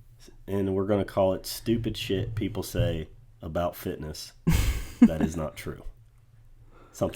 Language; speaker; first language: English; native; English